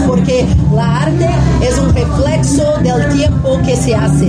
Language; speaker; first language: Spanish; non-native, fluent; Portuguese